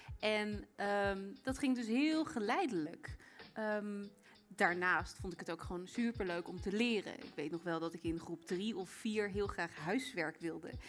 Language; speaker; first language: Dutch; native; Dutch